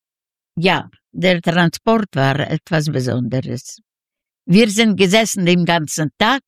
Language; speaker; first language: German; non-native, learner; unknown